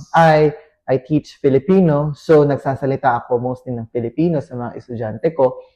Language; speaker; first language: Filipino; native; Filipino